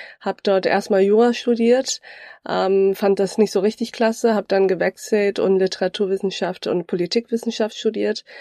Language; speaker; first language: German; early bilingual, other home language; Turkish